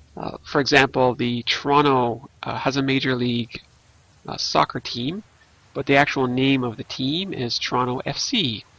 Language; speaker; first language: English; native; English